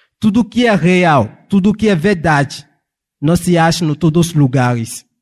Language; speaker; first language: Portuguese; non-native, fluent; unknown